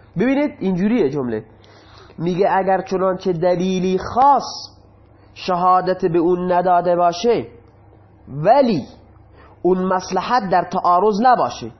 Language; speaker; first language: Persian; non-native, local second language; Baluchi